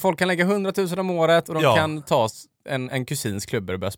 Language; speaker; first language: Swedish; native; Swedish